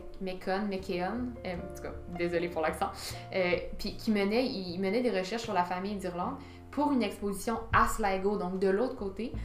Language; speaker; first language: French; native; French